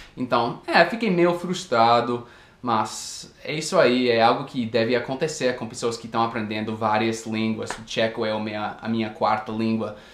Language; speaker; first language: Portuguese; non-native, fluent; English